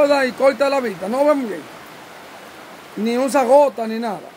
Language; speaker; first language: Spanish; native; Spanish